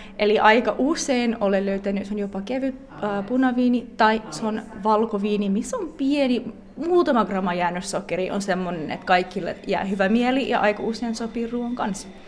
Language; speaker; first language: Finnish; non-native, fluent; English